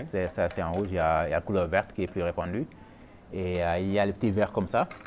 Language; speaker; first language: French; non-native, local second language; Wolof